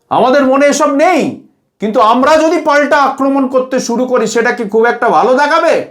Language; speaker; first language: Bangla; native; Bangla